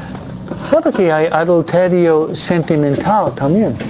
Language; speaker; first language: Spanish; non-native, fluent; English